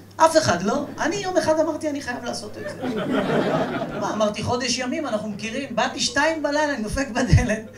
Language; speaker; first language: Hebrew; native; Hebrew